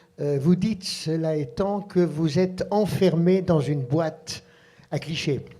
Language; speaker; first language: French; native; French